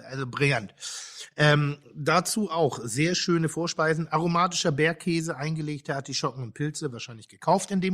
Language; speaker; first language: German; native; German